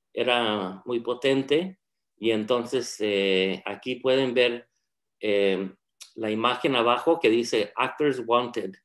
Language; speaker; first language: Spanish; early bilingual, heritage; Spanish